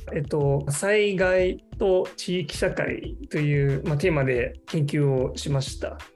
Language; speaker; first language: Japanese; non-native, fluent; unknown